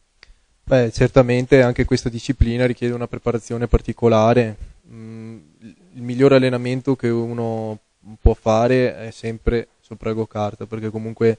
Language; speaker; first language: Italian; native; Italian